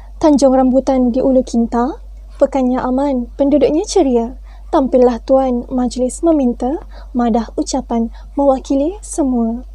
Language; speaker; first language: Malay; native; Malay